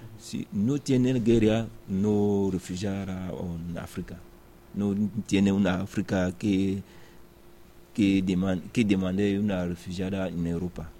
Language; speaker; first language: Spanish; non-native, learner; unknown